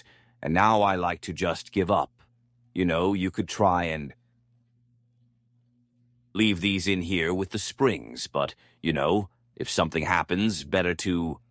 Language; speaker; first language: English; native; English